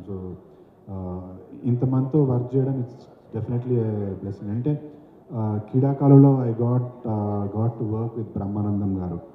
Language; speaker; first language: Telugu; native; Telugu